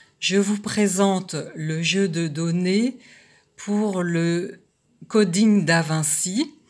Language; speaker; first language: French; native; French